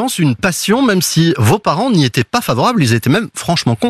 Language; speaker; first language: French; native; French